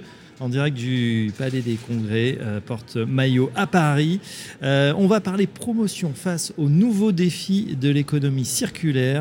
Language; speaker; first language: French; native; French